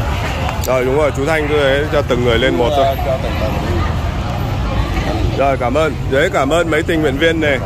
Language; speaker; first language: Vietnamese; native; Vietnamese